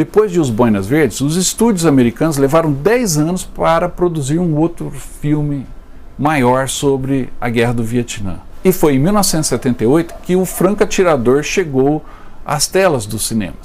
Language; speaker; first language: Portuguese; native; Portuguese